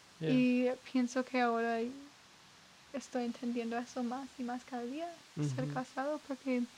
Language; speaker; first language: Spanish; non-native, learner; English